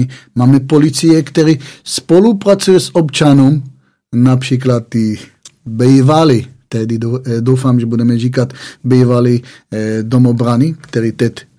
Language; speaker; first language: Czech; non-native, fluent; Hebrew